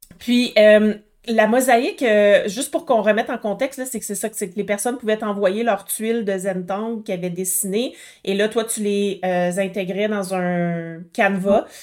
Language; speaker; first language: French; native; French